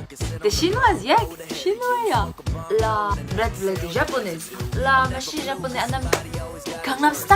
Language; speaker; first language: French; non-native, fluent; Korean